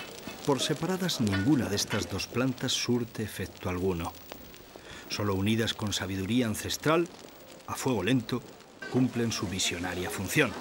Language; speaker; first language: Spanish; native; Spanish